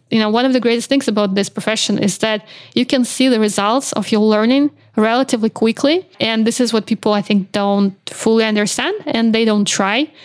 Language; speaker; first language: English; non-native, fluent; Belarusian